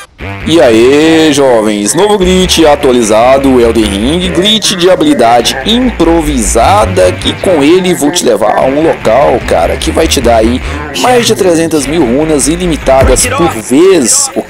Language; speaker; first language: Portuguese; native; Portuguese